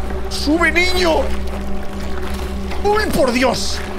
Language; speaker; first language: Spanish; native; Spanish